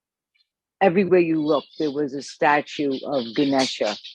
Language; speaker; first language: English; native; English